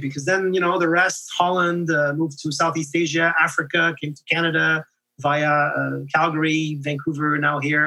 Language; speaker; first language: English; non-native, fluent; French